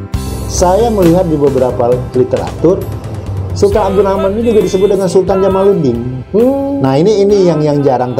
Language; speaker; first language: Indonesian; native; Indonesian